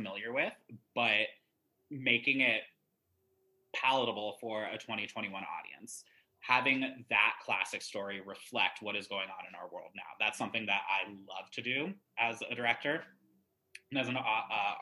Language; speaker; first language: English; native; English